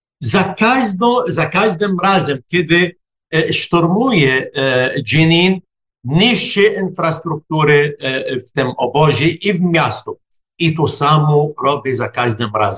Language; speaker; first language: Polish; non-native, fluent; Arabic